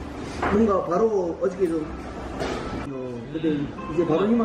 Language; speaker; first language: Korean; native; Korean